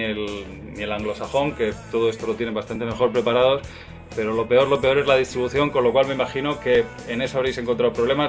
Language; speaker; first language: Spanish; native; Spanish